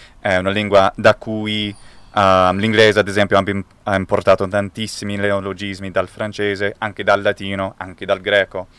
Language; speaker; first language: Italian; non-native, fluent; English